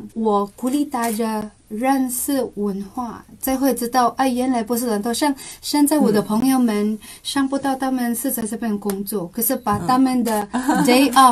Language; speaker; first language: Chinese; non-native, local second language; Cebuano